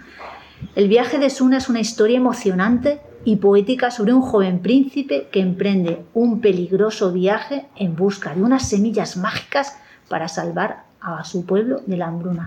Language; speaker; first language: Spanish; native; Spanish